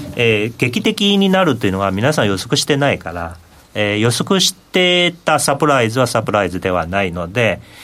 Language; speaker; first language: Japanese; non-native, fluent; Chinese